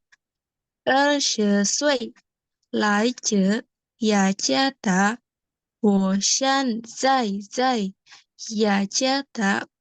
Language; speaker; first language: Chinese; non-native, learner; Indonesian